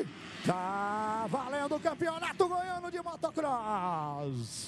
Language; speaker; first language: Portuguese; native; Portuguese